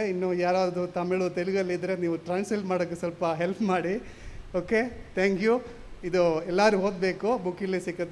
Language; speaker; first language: Kannada; non-native, learner; Malayalam